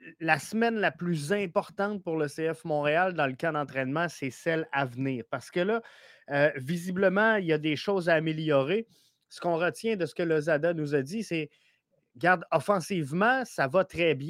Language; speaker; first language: French; native; French